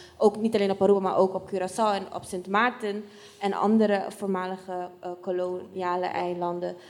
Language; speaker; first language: Dutch; non-native, local second language; Papiamento